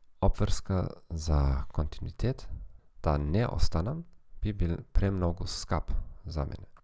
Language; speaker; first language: Macedonian; non-native, learner; German